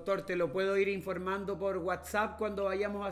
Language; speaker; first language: Spanish; native; Spanish